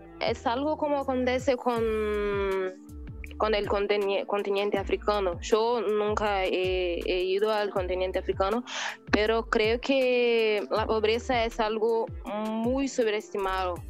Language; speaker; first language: Spanish; non-native, learner; Portuguese